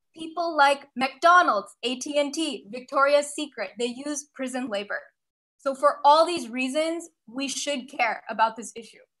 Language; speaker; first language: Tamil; early bilingual, heritage; Tamil